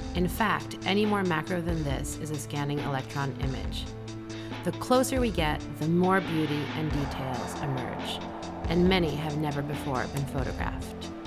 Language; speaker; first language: English; native; English